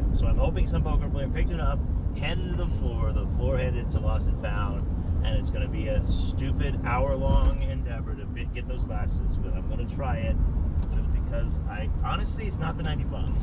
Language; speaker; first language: English; native; English